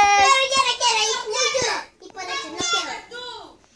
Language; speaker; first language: Spanish; early bilingual, heritage; Spanish